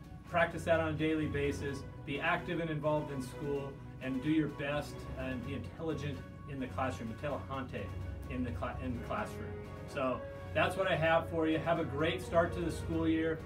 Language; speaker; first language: English; native; English